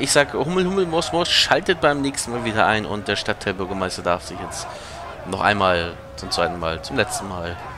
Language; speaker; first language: German; native; German